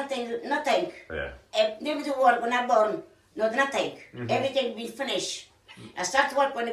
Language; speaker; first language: English; non-native, learner; Italian